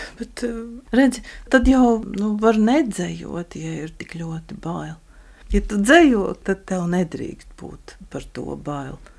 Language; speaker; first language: Latvian; native; Latvian